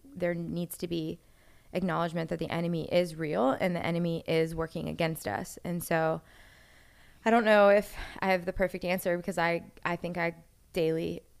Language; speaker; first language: English; native; English